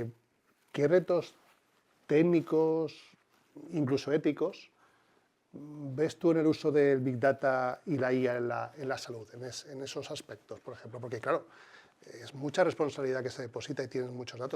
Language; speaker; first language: Spanish; native; Spanish